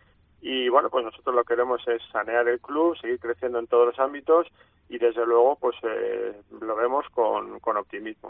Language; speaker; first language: Spanish; native; Spanish